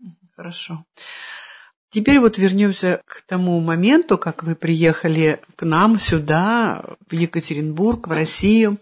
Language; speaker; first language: Russian; native; Russian